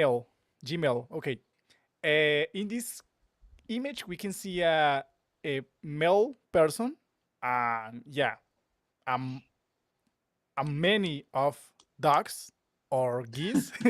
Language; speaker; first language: English; non-native, learner; Spanish